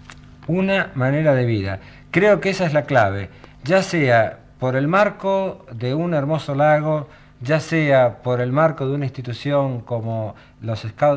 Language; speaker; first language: Spanish; native; Spanish